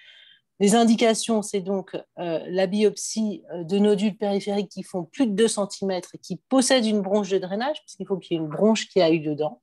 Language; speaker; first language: French; native; French